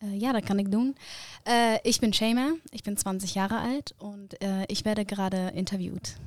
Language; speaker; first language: Dutch; early bilingual, heritage; Dutch